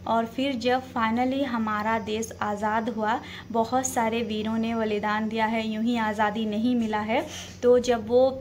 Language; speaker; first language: Hindi; native; Hindi